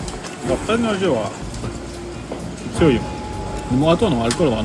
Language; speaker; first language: Japanese; non-native, learner; French